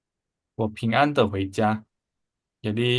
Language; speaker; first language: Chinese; non-native, fluent; Indonesian